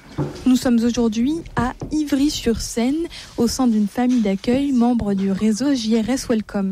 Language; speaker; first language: French; native; French